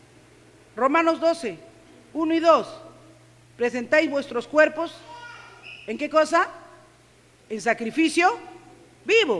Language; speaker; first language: Spanish; native; Spanish